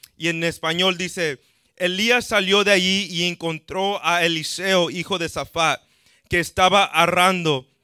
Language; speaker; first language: Spanish; early bilingual, heritage; Spanish